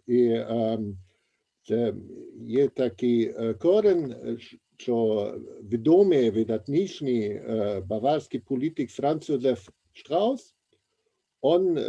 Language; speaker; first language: Ukrainian; non-native, fluent; German